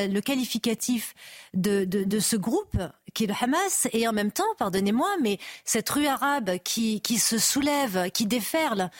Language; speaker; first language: French; native; French